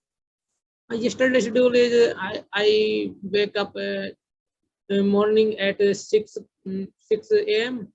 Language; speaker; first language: English; non-native, learner; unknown